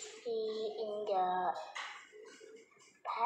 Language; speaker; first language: English; non-native, learner; Vietnamese